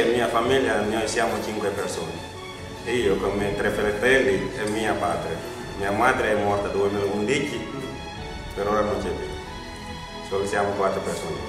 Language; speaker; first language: Italian; non-native, learner; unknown